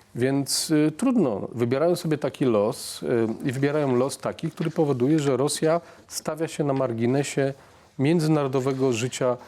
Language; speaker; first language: Polish; native; Polish